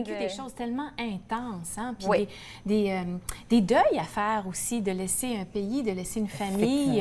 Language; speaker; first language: French; native; French